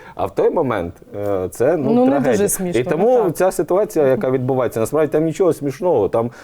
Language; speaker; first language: Ukrainian; native; Ukrainian